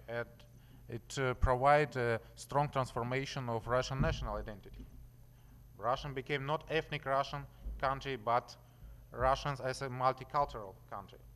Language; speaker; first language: English; non-native, learner; Russian